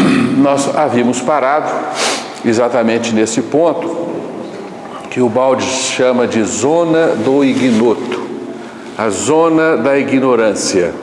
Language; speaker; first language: Portuguese; native; Portuguese